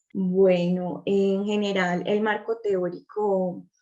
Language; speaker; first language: Spanish; native; Spanish